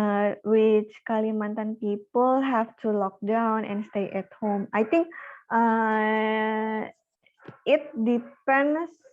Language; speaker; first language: English; non-native, learner; Indonesian